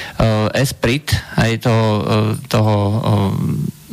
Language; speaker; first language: Slovak; native; Slovak